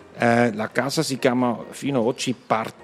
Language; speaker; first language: Italian; non-native, learner; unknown